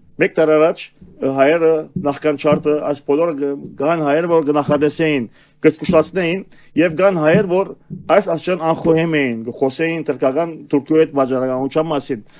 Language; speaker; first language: Armenian; early bilingual, heritage; Armenian